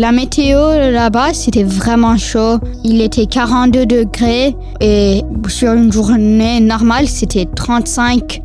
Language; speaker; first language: French; non-native, local second language; English